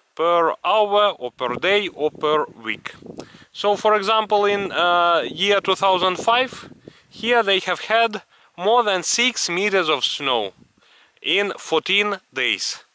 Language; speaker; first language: English; non-native, fluent; Russian